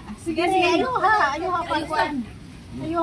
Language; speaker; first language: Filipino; non-native, local second language; Cebuano